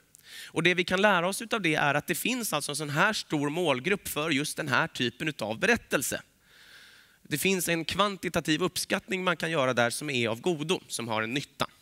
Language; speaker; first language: Swedish; native; Swedish